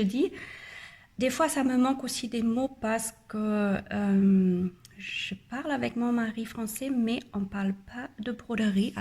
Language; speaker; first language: French; non-native, learner; German